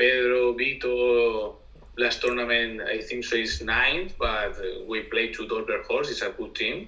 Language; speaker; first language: English; non-native, learner; Spanish